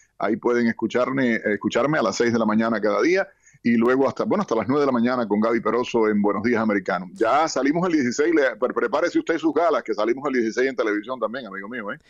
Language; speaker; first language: Spanish; native; Spanish